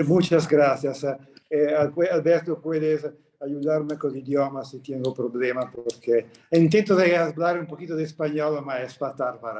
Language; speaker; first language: Spanish; non-native, learner; Italian